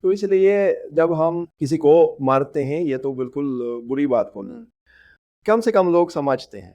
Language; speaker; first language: Hindi; non-native, fluent; Russian